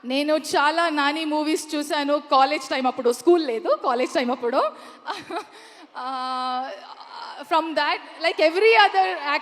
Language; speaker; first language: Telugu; non-native, learner; Kannada